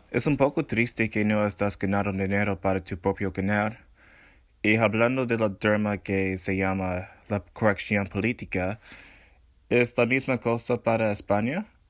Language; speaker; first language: Spanish; non-native, learner; English